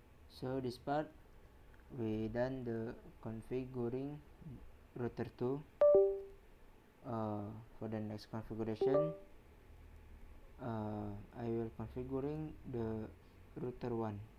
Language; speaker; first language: English; non-native, learner; Indonesian